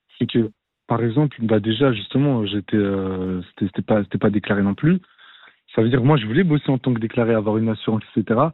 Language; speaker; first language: French; native; French